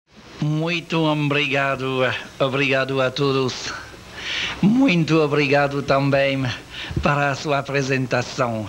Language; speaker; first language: Portuguese; non-native, learner; French